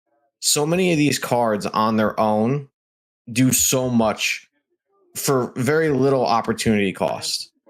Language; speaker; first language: English; native; English